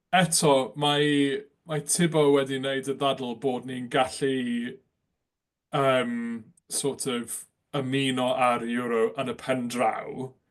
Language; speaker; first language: Welsh; non-native, local second language; English